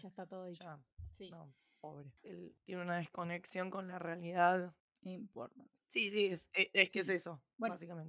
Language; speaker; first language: Spanish; native; Spanish